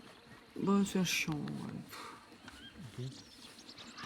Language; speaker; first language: French; native; French